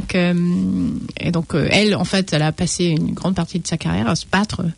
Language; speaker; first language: French; non-native, fluent; English